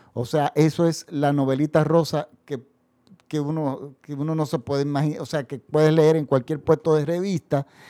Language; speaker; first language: Spanish; native; Spanish